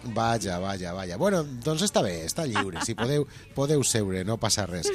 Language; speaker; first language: Catalan; native; Catalan